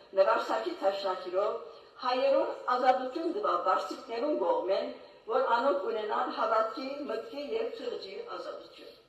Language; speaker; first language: Armenian; native; Armenian